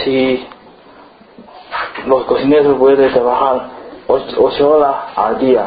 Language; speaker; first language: Spanish; non-native, learner; Chinese